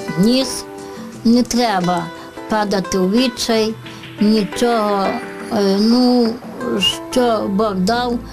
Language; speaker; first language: Ukrainian; native; Ukrainian